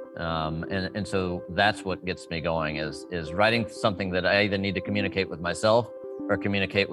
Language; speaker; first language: English; native; English